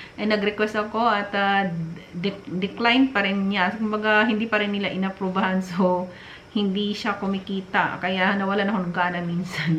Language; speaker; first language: Filipino; non-native, local second language; Cebuano